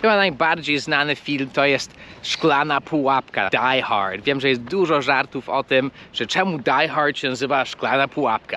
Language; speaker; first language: Polish; non-native, fluent; English